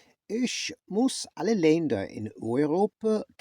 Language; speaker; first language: German; non-native, learner; English